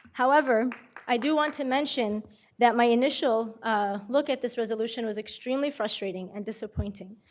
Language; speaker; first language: English; native; English